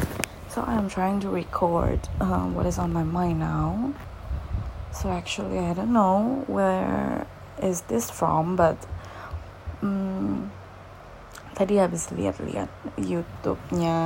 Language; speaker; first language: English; non-native, fluent; Indonesian